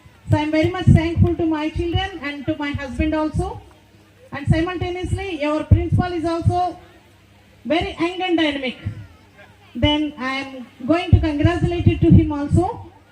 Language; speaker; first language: English; non-native, local second language; Telugu